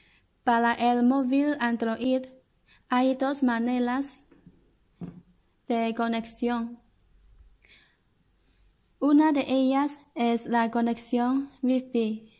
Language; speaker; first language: Spanish; non-native, learner; Chinese